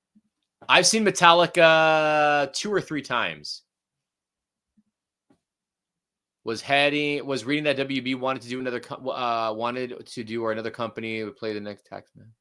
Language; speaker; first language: English; native; English